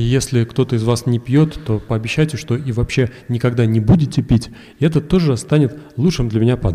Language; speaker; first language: Russian; native; Russian